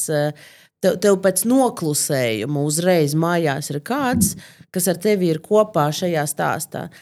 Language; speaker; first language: Latvian; non-native, local second language; Russian